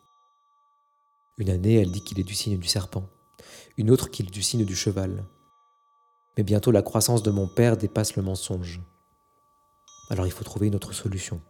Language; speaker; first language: French; native; French